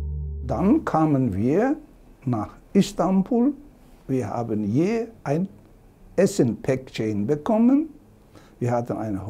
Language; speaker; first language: German; non-native, fluent; Turkish